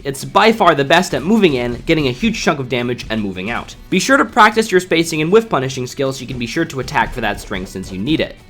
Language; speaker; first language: English; native; English